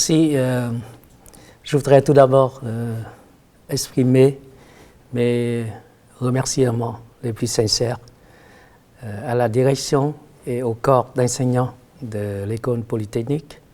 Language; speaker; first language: French; non-native, fluent; Vietnamese